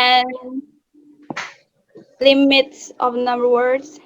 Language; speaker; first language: English; non-native, learner; Indonesian